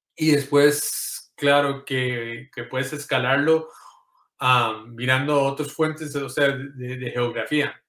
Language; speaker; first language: Spanish; early bilingual, heritage; Spanish